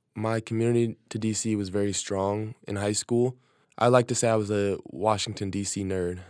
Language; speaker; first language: English; native; English